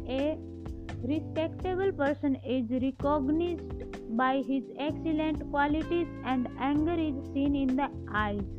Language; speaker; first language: English; non-native, local second language; Hindi